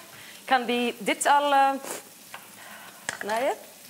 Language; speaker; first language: Dutch; non-native, fluent; Icelandic